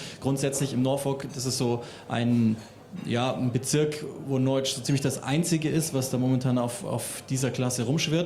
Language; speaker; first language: German; native; German